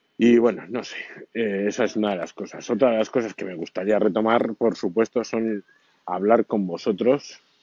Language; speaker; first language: Spanish; native; Spanish